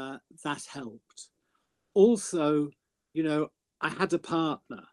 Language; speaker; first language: English; native; English